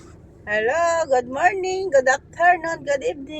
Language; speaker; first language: English; non-native, learner; Filipino